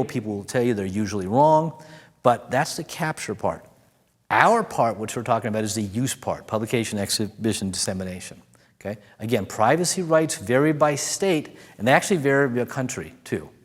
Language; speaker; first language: English; native; English